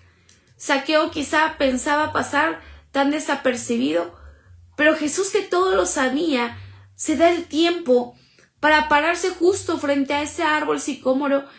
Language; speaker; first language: Spanish; native; Spanish